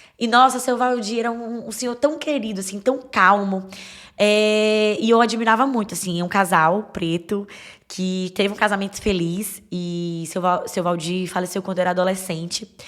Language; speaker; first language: Portuguese; native; Portuguese